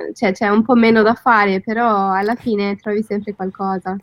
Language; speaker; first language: Italian; non-native, fluent; English